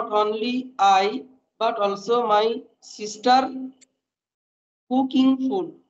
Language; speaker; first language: English; non-native, learner; Hindi